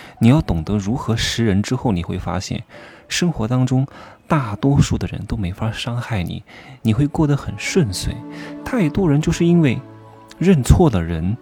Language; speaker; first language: Chinese; native; Chinese